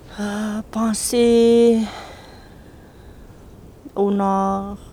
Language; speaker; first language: French; non-native, local second language; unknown